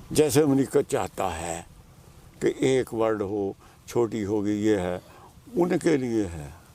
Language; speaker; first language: Hindi; non-native, local second language; Punjabi